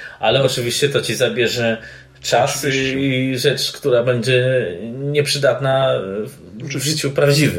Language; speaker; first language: Polish; native; Polish